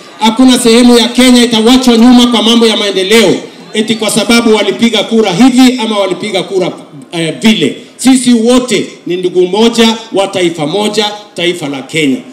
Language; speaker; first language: Swahili; non-native, local second language; Kalenjin